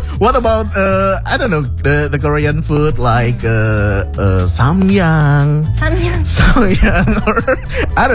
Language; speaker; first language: English; non-native, fluent; Indonesian